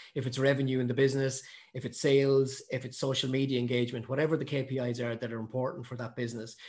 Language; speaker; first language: English; native; English